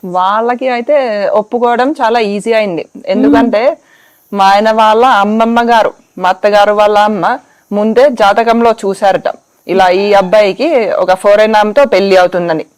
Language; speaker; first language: Telugu; non-native, fluent; Finnish